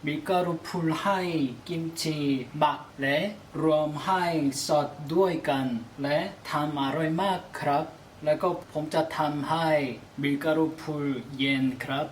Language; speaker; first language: Thai; non-native, learner; Korean